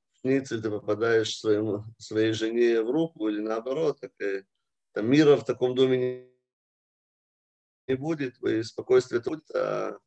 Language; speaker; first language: Russian; early bilingual, heritage; Russian